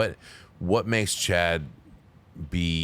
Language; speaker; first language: English; native; English